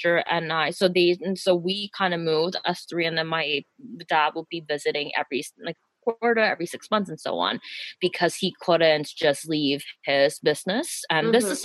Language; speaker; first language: English; native; English